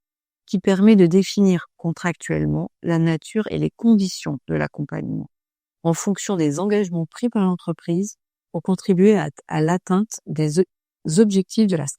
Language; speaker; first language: French; native; French